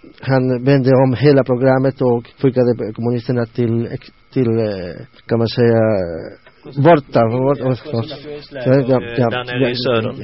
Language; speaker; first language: Swedish; non-native, learner; Spanish